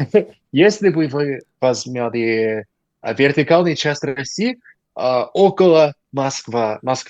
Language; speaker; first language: Russian; non-native, learner; English